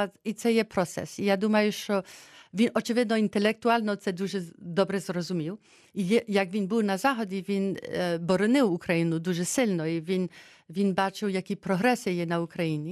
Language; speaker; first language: Ukrainian; early bilingual, heritage; Ukrainian